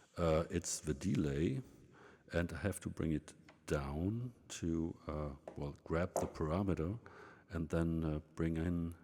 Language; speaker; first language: English; non-native, fluent; German